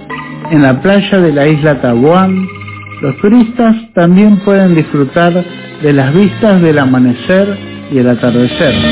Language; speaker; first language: Spanish; non-native, fluent; Indonesian